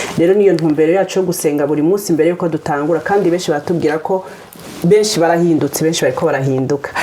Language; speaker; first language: Rundi; native; Rundi